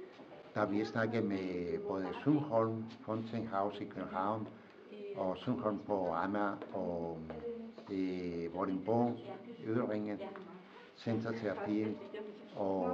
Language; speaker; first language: Danish; non-native, fluent; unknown